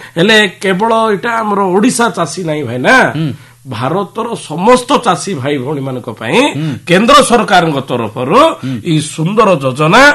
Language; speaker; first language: Odia; native; Odia